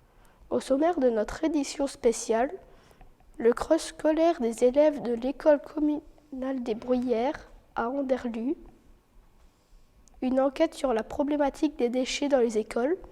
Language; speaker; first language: French; native; French